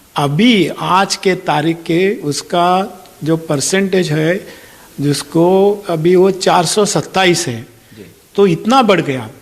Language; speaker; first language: Hindi; non-native, local second language; Marathi